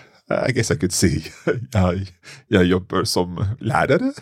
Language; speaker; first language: Swedish; non-native, learner; English